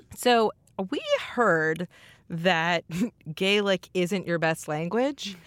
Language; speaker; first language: English; native; English